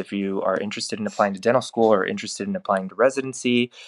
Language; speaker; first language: English; early bilingual, other home language; Spanish